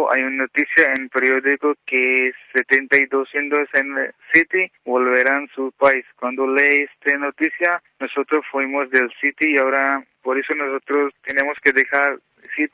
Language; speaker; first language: Spanish; non-native, learner; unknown